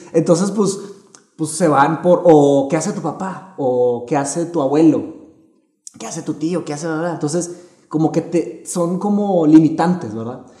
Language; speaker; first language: Spanish; early bilingual, other home language; Portuguese